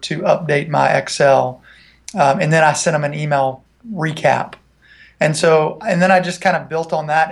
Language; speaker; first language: English; native; English